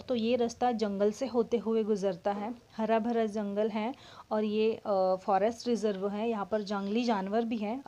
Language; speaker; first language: Hindi; non-native, local second language; Marathi